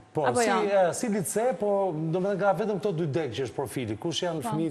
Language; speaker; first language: Albanian; native; Albanian